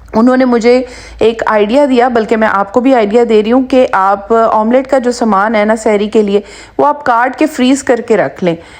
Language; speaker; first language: Urdu; native; Urdu